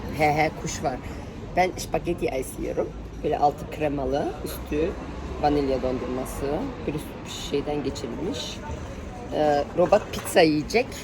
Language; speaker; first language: Turkish; early bilingual, heritage; Turkish